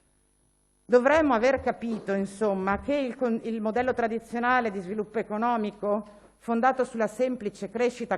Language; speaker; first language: Italian; native; Italian